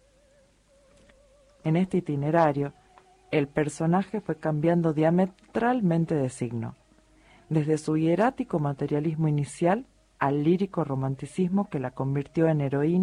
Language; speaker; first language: Spanish; native; Spanish